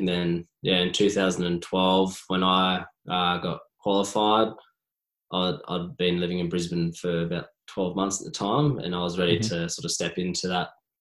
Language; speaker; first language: English; native; English